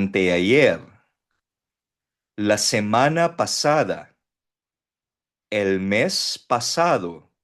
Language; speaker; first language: Spanish; non-native, fluent; Filipino